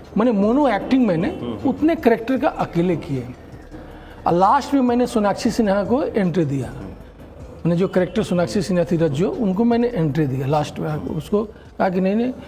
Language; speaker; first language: Hindi; non-native, local second language; Bhojpuri